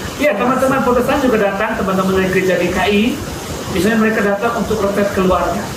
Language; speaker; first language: Indonesian; non-native, local second language; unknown